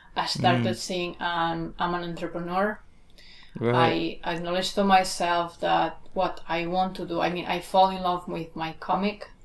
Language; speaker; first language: English; non-native, fluent; Spanish